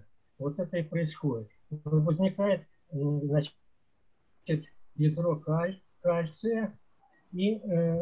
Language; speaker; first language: Russian; native; Russian